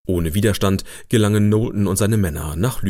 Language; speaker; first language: German; native; German